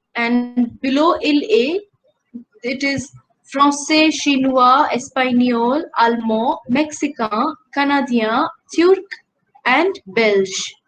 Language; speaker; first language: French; non-native, fluent; Hindi